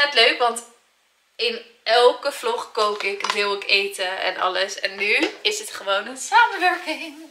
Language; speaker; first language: Dutch; native; Dutch